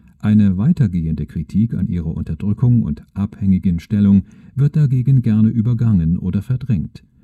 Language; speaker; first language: German; native; German